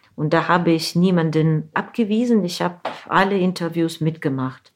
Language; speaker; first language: German; non-native, fluent; Ukrainian